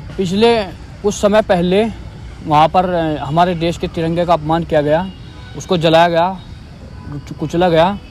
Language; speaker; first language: Hindi; native; Hindi